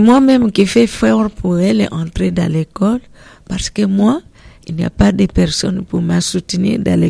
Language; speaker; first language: French; non-native, learner; Portuguese